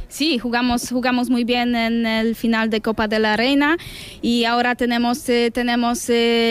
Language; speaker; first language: Spanish; non-native, learner; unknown